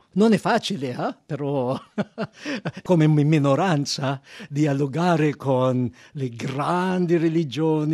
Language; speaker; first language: Italian; non-native, fluent; Filipino